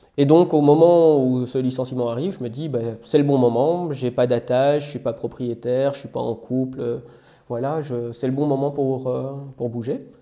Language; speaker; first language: French; native; French